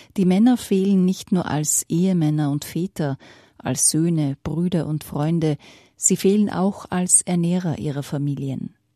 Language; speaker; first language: German; native; German